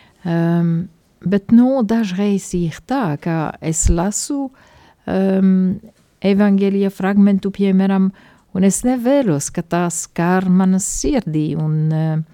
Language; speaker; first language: Latvian; non-native, fluent; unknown